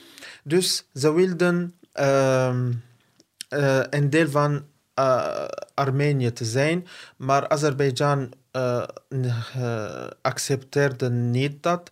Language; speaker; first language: Dutch; non-native, fluent; Arabic